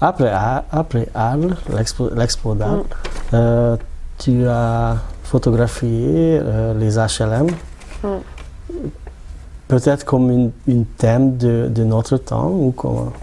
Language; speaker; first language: French; non-native, learner; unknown